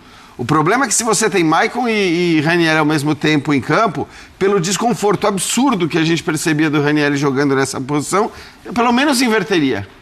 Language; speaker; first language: Portuguese; native; Portuguese